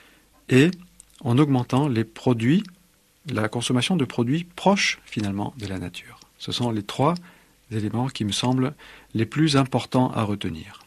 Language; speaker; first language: French; native; French